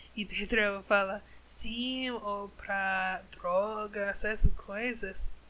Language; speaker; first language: Portuguese; non-native, learner; English